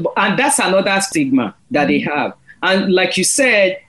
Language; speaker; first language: English; non-native, local second language; Yoruba